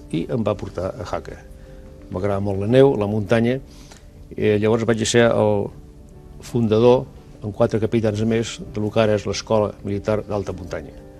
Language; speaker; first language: Catalan; non-native, local second language; Basque